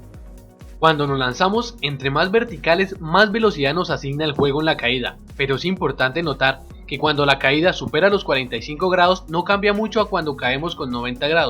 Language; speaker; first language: Spanish; native; Spanish